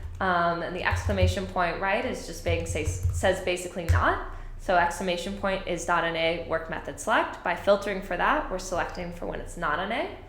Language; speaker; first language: English; native; English